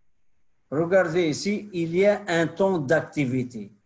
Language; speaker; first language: French; non-native, local second language; Arabic